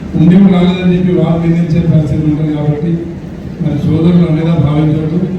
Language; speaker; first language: Telugu; native; Telugu